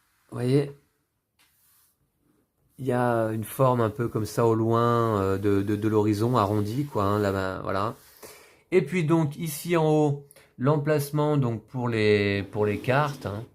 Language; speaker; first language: French; native; French